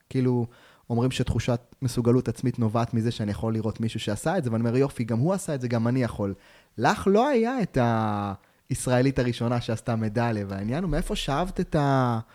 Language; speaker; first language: Hebrew; native; Hebrew